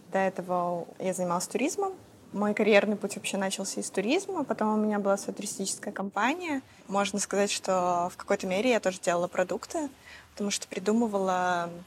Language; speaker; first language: Russian; native; Russian